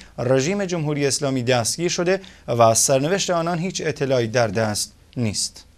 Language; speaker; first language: Persian; non-native, local second language; Central Kurdish